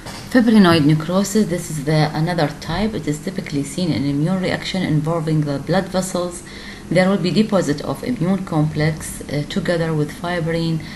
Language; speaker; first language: English; non-native, fluent; Arabic